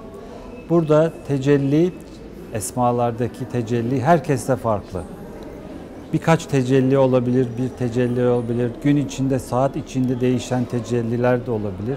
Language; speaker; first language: Turkish; native; Turkish